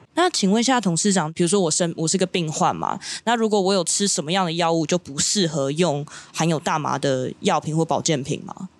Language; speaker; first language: Chinese; native; Chinese